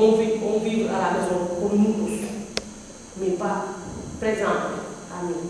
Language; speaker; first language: French; non-native, learner; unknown